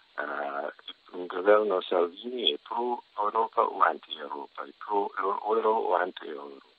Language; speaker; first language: Italian; non-native, learner; English